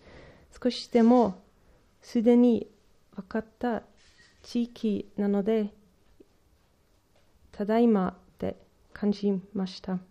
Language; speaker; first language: Japanese; non-native, learner; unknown